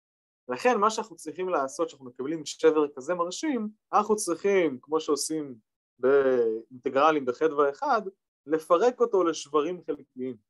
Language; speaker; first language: Hebrew; native; Hebrew